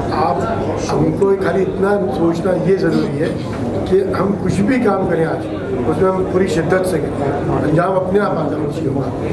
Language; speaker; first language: Hindi; native; Hindi